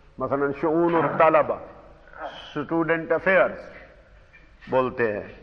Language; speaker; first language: Urdu; non-native, local second language; Punjabi